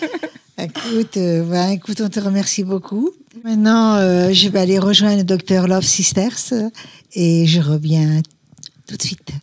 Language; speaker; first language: French; native; French